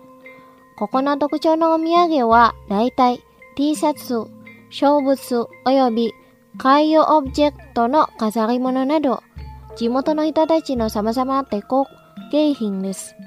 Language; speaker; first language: Japanese; non-native, fluent; Indonesian